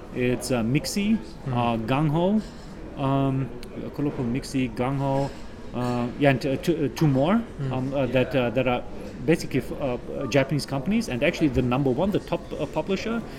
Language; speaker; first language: English; non-native, fluent; German